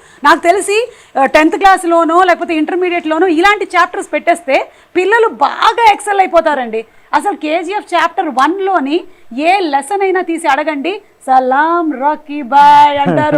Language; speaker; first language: Telugu; native; Telugu